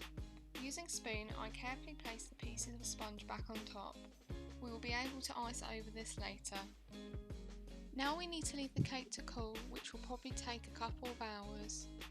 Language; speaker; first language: English; native; English